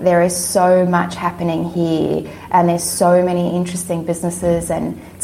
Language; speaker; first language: English; native; English